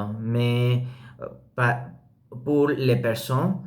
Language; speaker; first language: French; non-native, learner; English